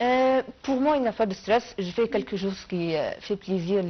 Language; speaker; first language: French; non-native, fluent; Arabic